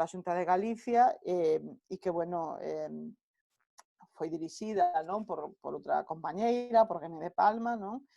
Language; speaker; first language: Galician; non-native, local second language; Spanish